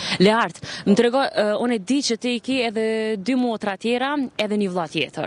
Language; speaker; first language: Albanian; native; Albanian